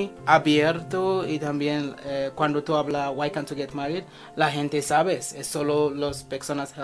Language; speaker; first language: Spanish; non-native, fluent; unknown